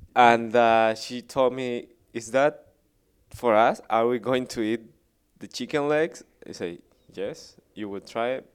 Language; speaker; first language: English; non-native, fluent; Spanish